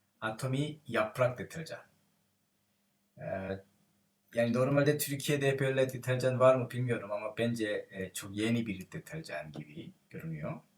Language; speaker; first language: Turkish; non-native, learner; Korean